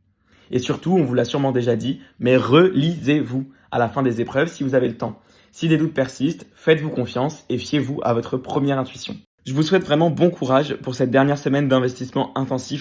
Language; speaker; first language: French; native; French